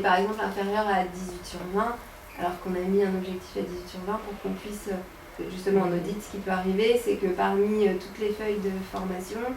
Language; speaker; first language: French; native; French